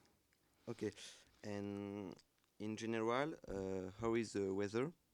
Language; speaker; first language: English; non-native, learner; French